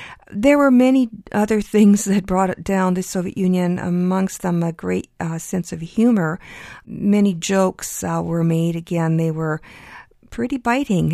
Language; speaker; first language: English; early bilingual, other home language; Ukrainian